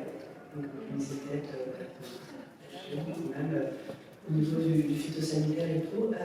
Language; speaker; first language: French; native; French